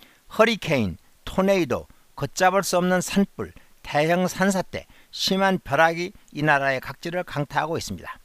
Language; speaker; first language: Korean; native; Korean